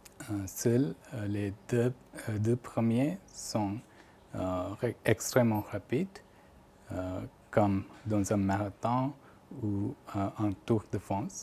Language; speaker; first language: French; non-native, fluent; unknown